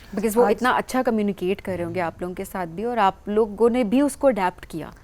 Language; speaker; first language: Urdu; native; Urdu